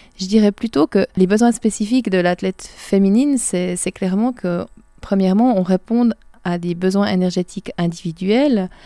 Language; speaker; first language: French; native; French